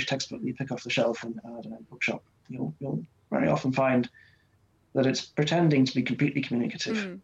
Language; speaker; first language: English; native; English